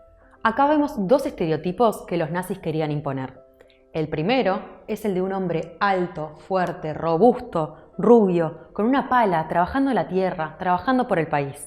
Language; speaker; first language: Spanish; native; Spanish